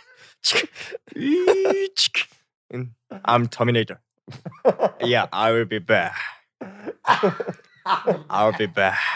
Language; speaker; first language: English; non-native, learner; Korean